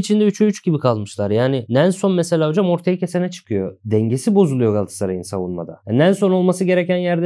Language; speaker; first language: Turkish; native; Turkish